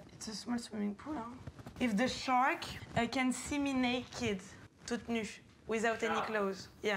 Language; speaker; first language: English; non-native, fluent; French